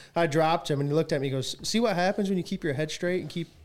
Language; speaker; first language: English; native; English